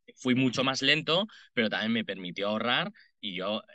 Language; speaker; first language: Spanish; native; Spanish